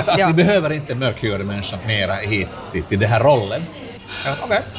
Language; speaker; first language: Swedish; non-native, local second language; Finnish